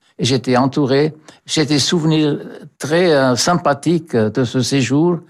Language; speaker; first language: French; non-native, fluent; German